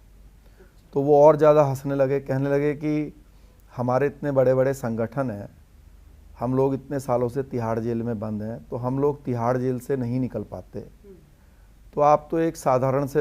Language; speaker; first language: Hindi; native; Hindi